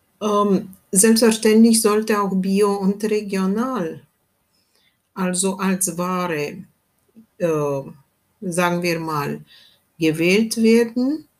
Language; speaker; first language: German; non-native, fluent; Romanian